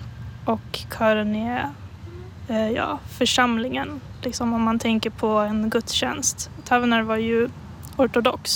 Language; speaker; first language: Swedish; native; Swedish